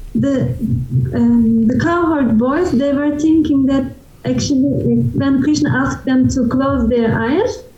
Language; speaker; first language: English; non-native, fluent; Turkish